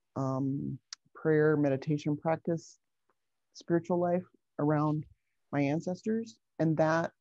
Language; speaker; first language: English; native; English